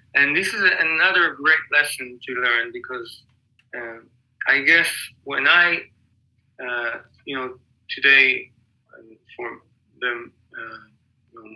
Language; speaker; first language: English; non-native, fluent; Hebrew